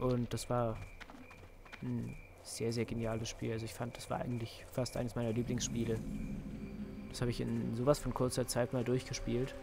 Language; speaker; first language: German; native; German